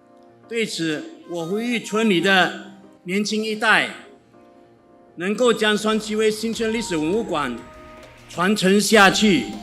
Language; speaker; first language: Chinese; native; Chinese